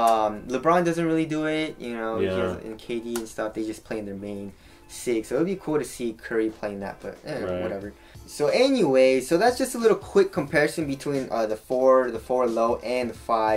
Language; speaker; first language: English; native; English